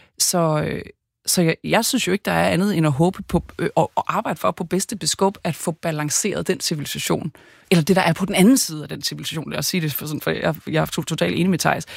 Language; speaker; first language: Danish; native; Danish